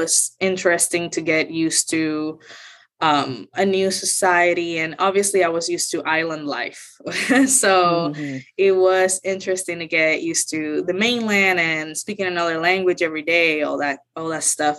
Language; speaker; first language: English; non-native, fluent; Spanish